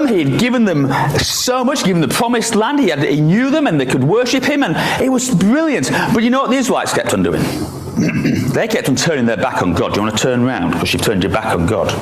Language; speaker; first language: English; native; English